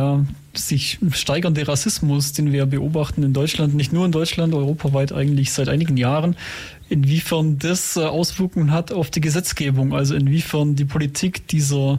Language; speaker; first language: German; native; German